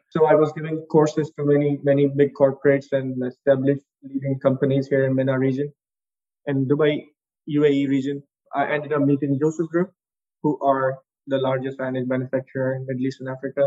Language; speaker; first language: English; non-native, local second language; Urdu